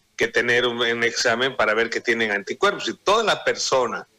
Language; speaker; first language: Spanish; native; Spanish